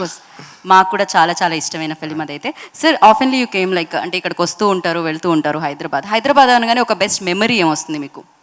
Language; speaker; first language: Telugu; native; Telugu